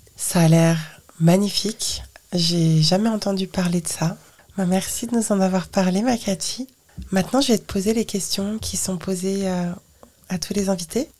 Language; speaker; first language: French; native; French